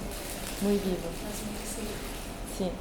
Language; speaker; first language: Spanish; non-native, fluent; French